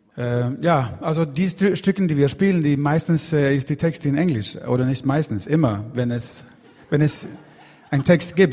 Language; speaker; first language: German; non-native, fluent; Swedish